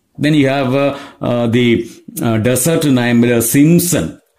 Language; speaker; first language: English; non-native, local second language; Malayalam